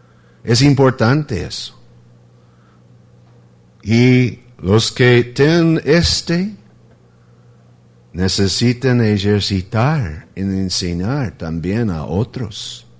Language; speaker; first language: Spanish; non-native, fluent; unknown